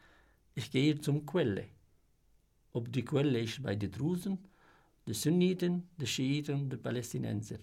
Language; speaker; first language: German; non-native, fluent; Arabic